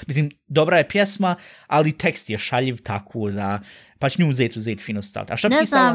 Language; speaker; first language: Bosnian; early bilingual, heritage; Bosnian